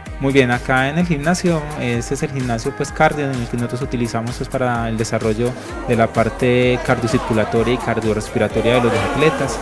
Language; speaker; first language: Spanish; native; Spanish